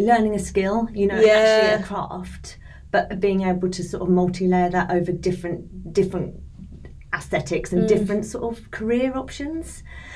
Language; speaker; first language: English; native; English